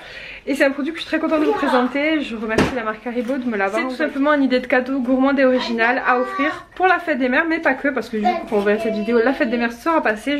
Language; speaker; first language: French; native; French